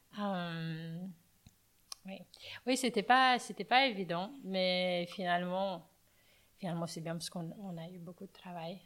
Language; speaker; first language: French; non-native, fluent; Romanian